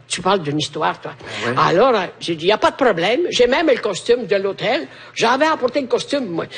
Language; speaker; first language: French; non-native, fluent; Italian